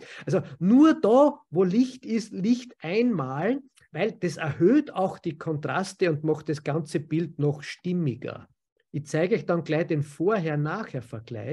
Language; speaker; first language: German; native; German